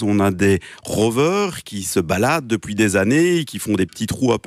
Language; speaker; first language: French; native; French